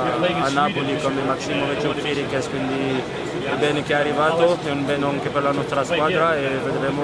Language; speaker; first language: Italian; non-native, fluent; French